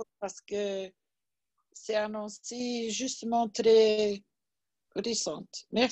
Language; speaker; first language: French; non-native, learner; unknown